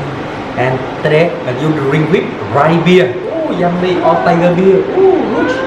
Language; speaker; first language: English; non-native, local second language; Vietnamese